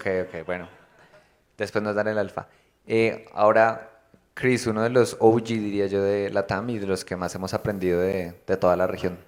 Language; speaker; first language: Spanish; native; Spanish